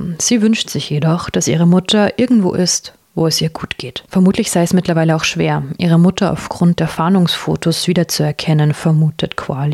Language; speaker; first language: German; native; German